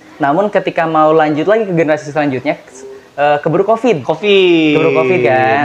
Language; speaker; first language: Indonesian; native; Indonesian